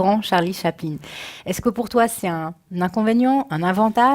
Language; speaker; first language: French; native; French